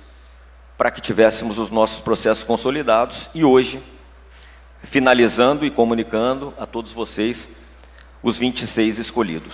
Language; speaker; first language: Portuguese; native; Portuguese